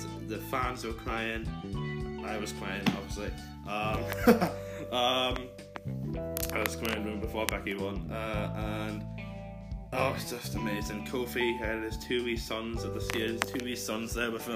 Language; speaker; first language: English; native; English